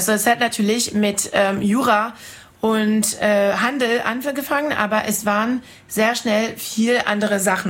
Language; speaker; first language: German; non-native, fluent; French